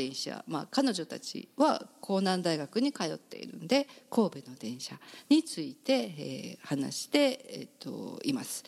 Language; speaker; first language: Japanese; native; Japanese